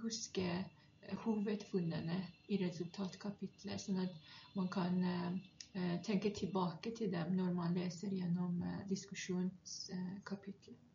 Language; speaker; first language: Norwegian; non-native, fluent; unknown